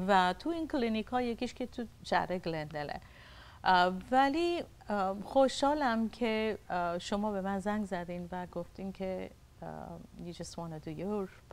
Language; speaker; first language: Persian; non-native, local second language; Armenian